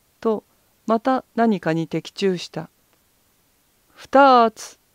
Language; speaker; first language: Japanese; native; Japanese